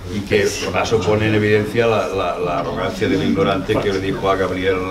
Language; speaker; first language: Spanish; non-native, local second language; Catalan